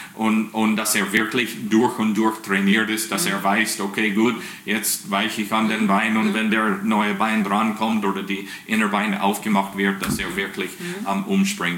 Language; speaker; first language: German; non-native, fluent; English